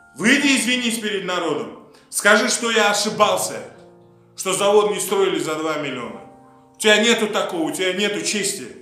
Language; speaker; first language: Russian; non-native, local second language; Uzbek